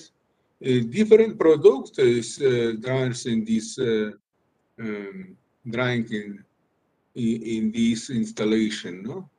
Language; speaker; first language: English; non-native, learner; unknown